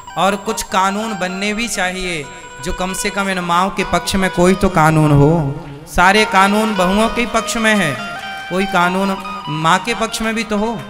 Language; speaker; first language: Hindi; native; Hindi